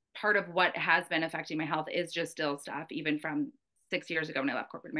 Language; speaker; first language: English; native; English